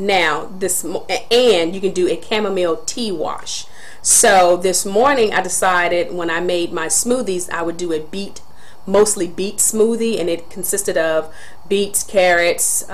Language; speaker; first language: English; native; English